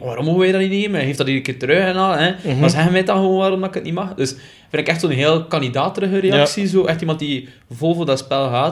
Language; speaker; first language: Dutch; native; Dutch